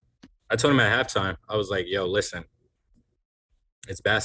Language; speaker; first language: English; native; English